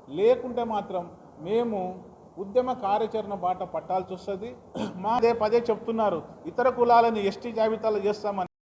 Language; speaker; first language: Telugu; non-native, local second language; Lambadi